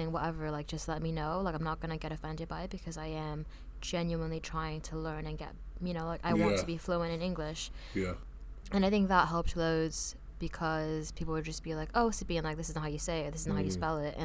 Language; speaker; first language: English; early bilingual, other home language; Vietnamese